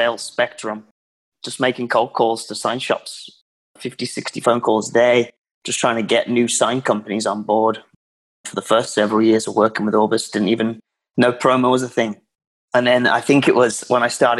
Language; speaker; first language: English; native; English